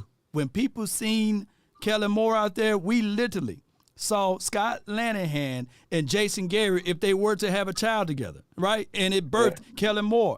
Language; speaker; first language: English; native; English